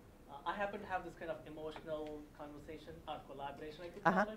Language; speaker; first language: English; non-native, fluent; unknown